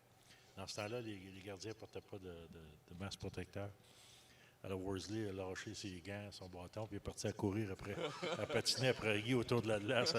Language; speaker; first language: French; native; French